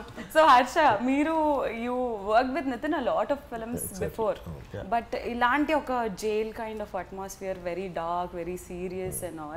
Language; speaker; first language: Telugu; native; Telugu